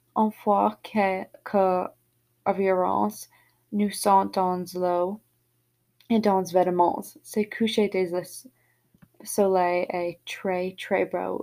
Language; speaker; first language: French; non-native, learner; English